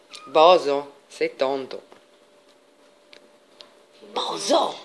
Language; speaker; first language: Italian; native; Italian